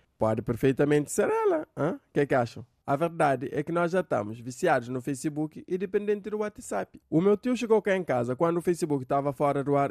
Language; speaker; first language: Portuguese; non-native, local second language; Kabuverdianu